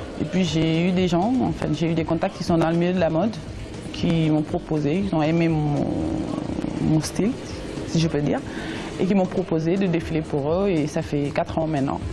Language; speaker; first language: French; non-native, local second language; Wolof